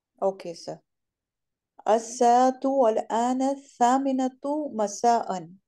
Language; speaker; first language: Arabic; non-native, learner; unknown